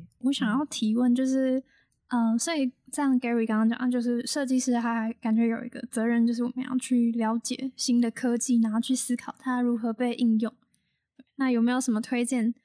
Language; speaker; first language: Chinese; native; Chinese